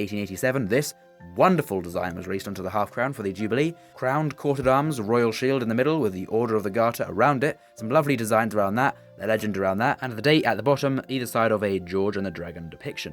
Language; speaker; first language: English; native; English